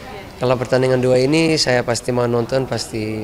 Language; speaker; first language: Indonesian; early bilingual, heritage; Dutch